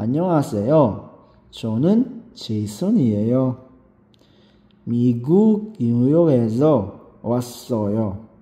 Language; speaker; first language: Korean; non-native, fluent; Filipino